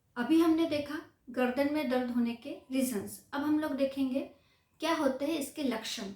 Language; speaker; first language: Hindi; non-native, local second language; Marathi